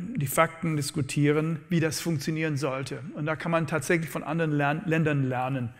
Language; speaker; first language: German; non-native, fluent; English